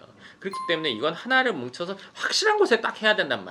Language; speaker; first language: Korean; native; Korean